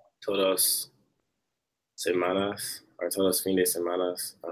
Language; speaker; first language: Spanish; non-native, learner; English